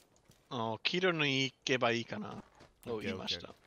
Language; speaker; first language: Japanese; non-native, learner; English